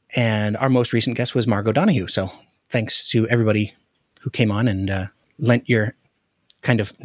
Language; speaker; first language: English; native; English